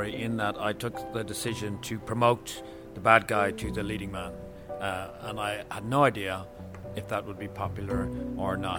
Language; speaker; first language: English; native; English